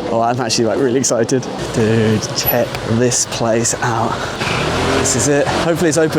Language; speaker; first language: English; native; English